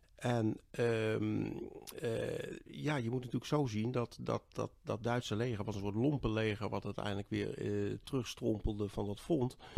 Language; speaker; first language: Dutch; native; Dutch